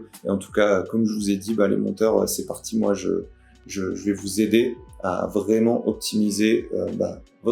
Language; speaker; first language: French; native; French